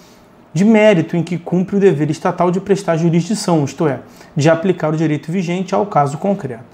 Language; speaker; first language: Portuguese; native; Portuguese